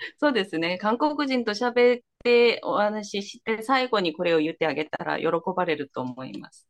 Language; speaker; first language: Japanese; non-native, fluent; Korean